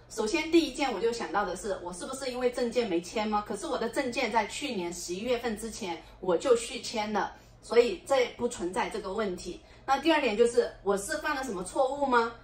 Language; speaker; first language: Chinese; native; Chinese